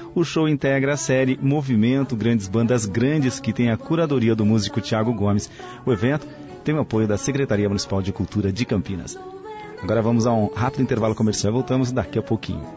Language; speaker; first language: Portuguese; native; Portuguese